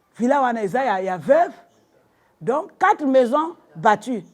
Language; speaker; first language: Lingala; native; Lingala